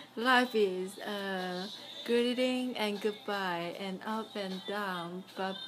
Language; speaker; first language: English; non-native, learner; Korean